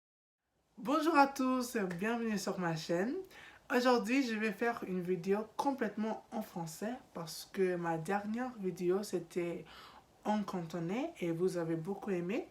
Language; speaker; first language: French; non-native, learner; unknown